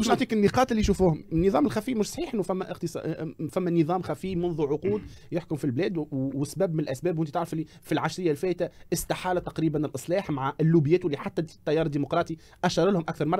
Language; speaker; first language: Arabic; native; Arabic